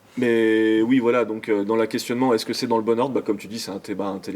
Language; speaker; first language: French; native; French